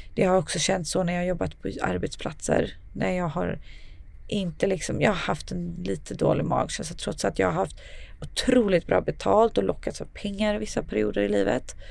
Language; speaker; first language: Swedish; early bilingual, other home language; Serbian